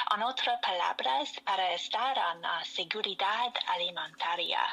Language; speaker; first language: Spanish; non-native, learner; French